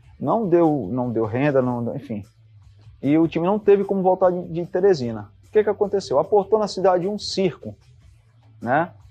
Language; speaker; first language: Portuguese; native; Portuguese